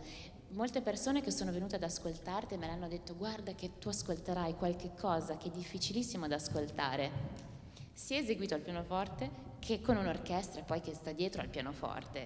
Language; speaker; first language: Italian; native; Italian